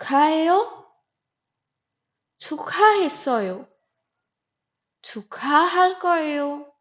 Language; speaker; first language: Korean; non-native, fluent; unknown